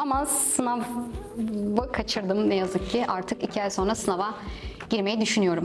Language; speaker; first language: Turkish; non-native, fluent; Russian